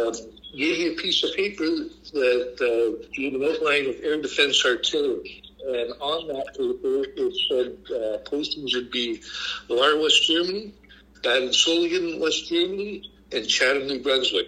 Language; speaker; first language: English; native; English